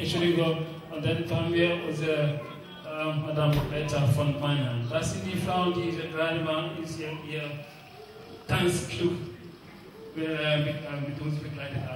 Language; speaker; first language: German; non-native, learner; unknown